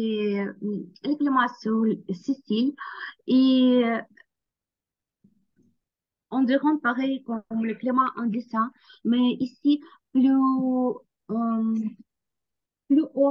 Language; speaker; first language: French; non-native, learner; Ukrainian